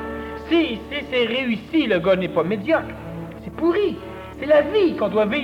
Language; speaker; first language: French; native; French